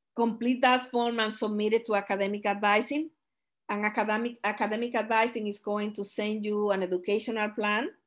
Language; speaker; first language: English; non-native, fluent; Spanish